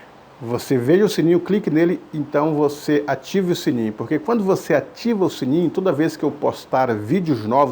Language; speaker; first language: Portuguese; native; Portuguese